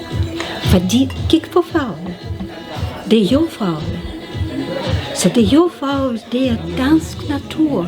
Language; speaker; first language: Danish; non-native, learner; Russian